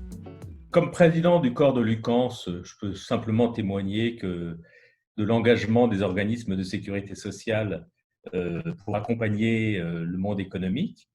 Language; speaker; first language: French; native; French